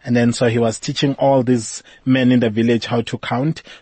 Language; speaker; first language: English; non-native, local second language; Zulu